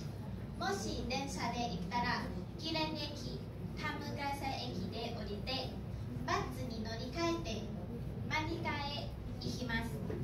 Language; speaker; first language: Japanese; non-native, learner; Thai